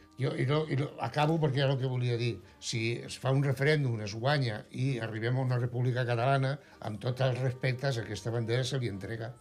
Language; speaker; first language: Catalan; non-native, local second language; Spanish